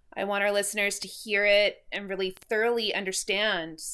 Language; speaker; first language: English; native; English